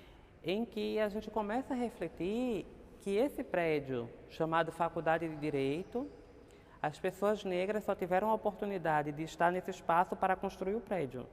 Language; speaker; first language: Portuguese; native; Portuguese